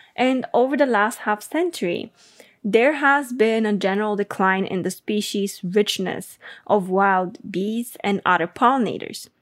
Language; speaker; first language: English; non-native, fluent; Bulgarian